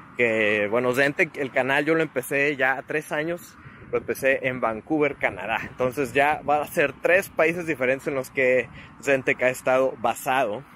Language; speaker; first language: Spanish; native; Spanish